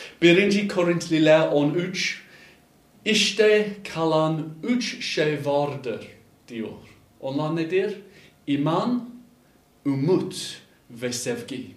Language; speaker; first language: Turkish; non-native, fluent; English